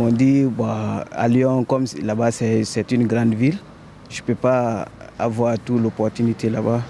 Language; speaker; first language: French; non-native, fluent; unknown